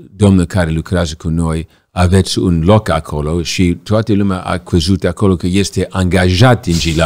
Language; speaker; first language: Romanian; early bilingual, heritage; Romanian